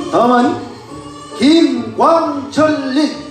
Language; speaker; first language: Korean; native; Korean